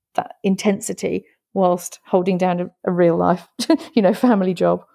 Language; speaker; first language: English; native; English